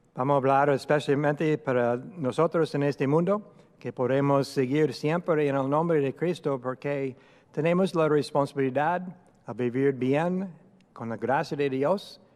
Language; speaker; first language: Spanish; non-native, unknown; English